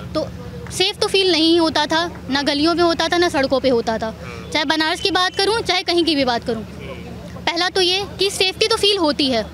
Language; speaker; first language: Hindi; native; Hindi